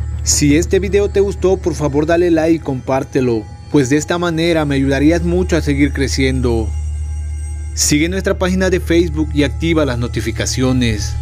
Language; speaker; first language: Spanish; native; Spanish